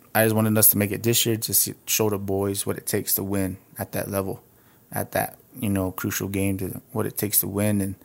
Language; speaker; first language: English; native; English